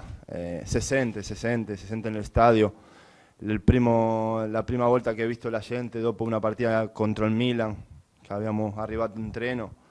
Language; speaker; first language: Italian; non-native, learner; Spanish